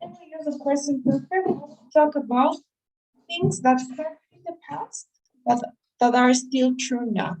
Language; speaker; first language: English; non-native, fluent; Spanish